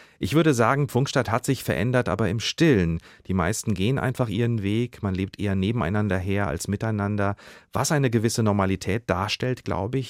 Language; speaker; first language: German; native; German